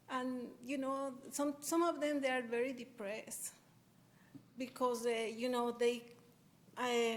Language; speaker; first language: English; non-native, fluent; Spanish